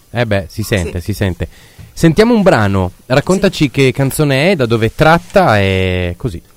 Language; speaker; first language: Italian; native; Italian